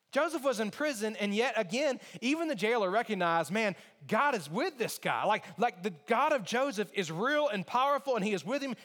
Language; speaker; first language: English; native; English